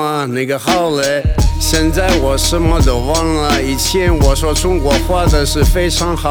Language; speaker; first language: Chinese; non-native, learner; Russian